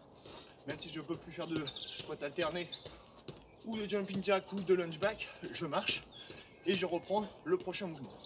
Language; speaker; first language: French; native; French